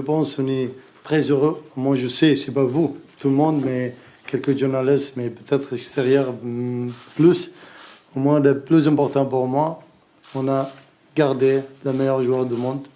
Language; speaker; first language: French; non-native, learner; Arabic